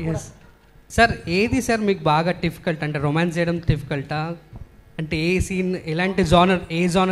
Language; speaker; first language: Telugu; native; Telugu